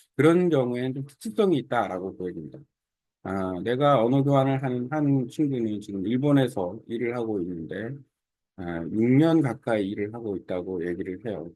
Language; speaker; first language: Korean; native; Korean